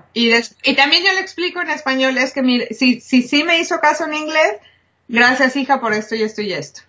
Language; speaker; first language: Spanish; native; Spanish